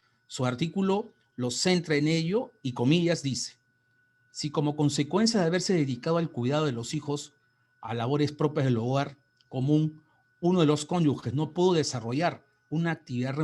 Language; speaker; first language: Spanish; native; Spanish